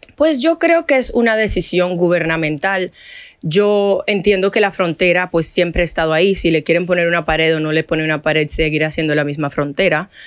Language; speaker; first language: Spanish; non-native, fluent; Haitian Creole